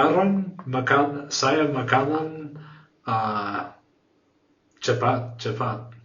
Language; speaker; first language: Indonesian; non-native, learner; English